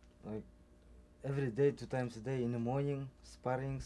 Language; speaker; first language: English; non-native, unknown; Russian